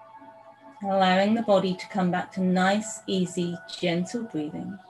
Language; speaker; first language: English; native; English